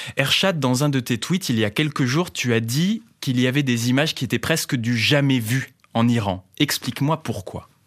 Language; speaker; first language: French; native; French